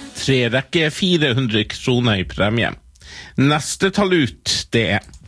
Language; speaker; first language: Norwegian; native; Norwegian